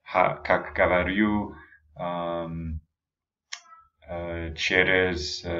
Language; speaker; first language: Russian; non-native, learner; English